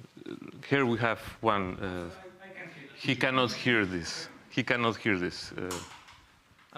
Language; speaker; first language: English; non-native, fluent; Spanish